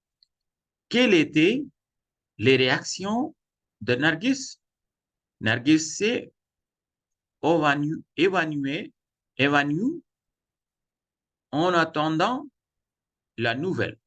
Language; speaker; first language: French; non-native, fluent; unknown